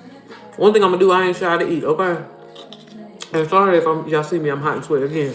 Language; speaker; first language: English; native; English